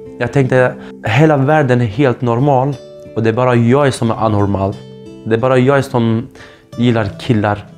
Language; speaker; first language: Swedish; non-native, fluent; Kurdish